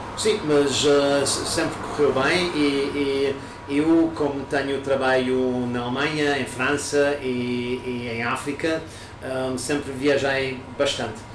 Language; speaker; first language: Portuguese; non-native, fluent; German